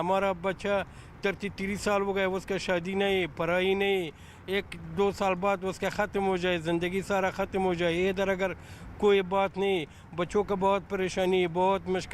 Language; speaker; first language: Hindi; non-native, learner; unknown